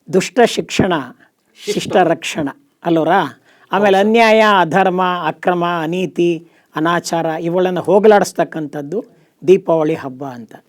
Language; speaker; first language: Kannada; native; Kannada